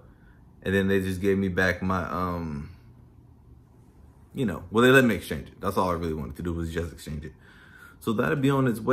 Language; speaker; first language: English; native; English